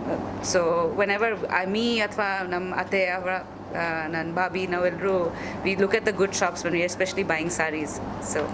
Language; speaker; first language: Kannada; non-native, fluent; Bangla